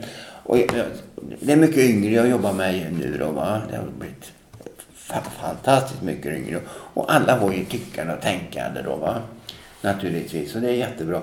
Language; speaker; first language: Swedish; native; Swedish